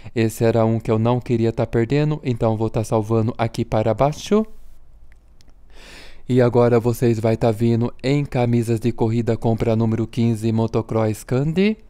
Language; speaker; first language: Portuguese; native; Portuguese